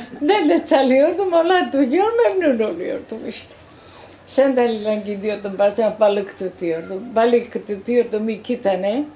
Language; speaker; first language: Turkish; non-native, local second language; Greek